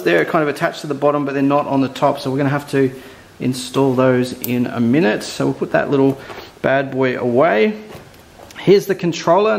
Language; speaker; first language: English; native; English